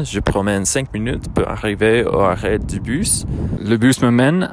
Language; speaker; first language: French; non-native, fluent; English